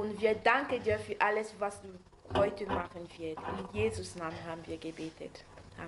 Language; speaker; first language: German; non-native, learner; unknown